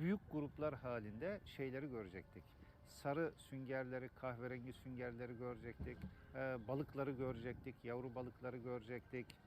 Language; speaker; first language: Turkish; native; Turkish